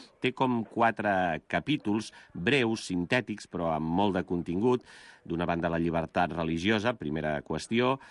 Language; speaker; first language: Catalan; native; Catalan